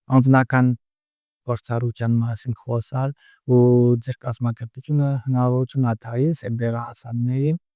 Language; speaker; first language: Armenian; early bilingual, heritage; Armenian